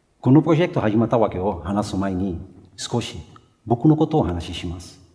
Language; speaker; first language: Japanese; non-native, fluent; Portuguese